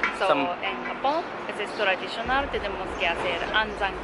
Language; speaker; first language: Spanish; non-native, learner; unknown